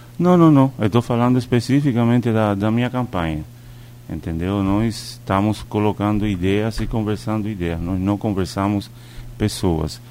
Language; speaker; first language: Portuguese; non-native, fluent; Spanish